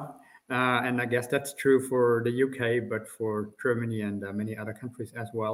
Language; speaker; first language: English; non-native, fluent; German